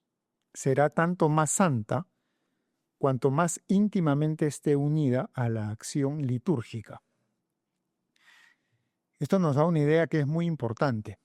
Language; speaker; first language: Spanish; native; Spanish